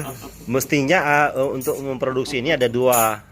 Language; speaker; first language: Indonesian; native; Indonesian